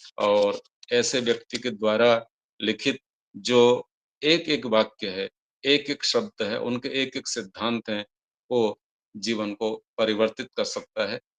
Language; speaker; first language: Hindi; non-native, local second language; Odia